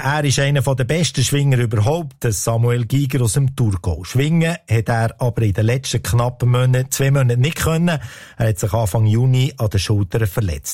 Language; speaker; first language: German; native; German